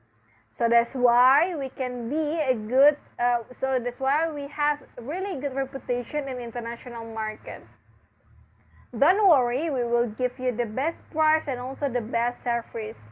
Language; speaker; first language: English; non-native, fluent; Indonesian